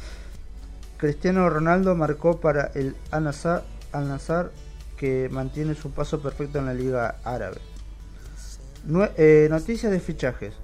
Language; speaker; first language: Spanish; native; Spanish